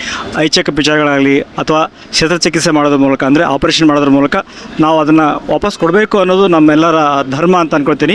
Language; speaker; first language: Kannada; native; Kannada